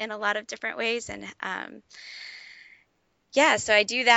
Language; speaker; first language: English; native; English